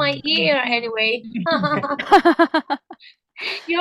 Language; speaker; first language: English; non-native, learner; Indonesian